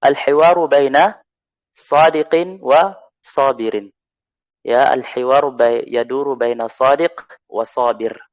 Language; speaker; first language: Arabic; non-native, fluent; Indonesian